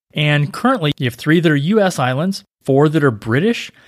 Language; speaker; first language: English; native; English